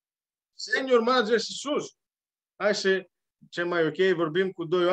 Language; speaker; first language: Romanian; non-native, learner; Greek